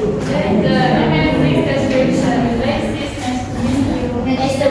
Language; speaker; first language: English; non-native, learner; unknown